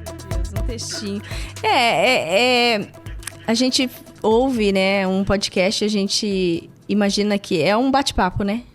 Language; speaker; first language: Portuguese; native; Portuguese